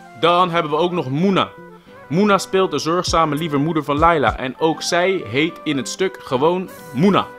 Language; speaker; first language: Dutch; native; Dutch